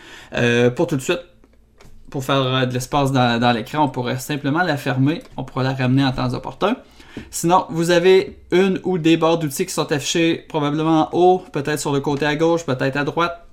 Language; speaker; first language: French; native; French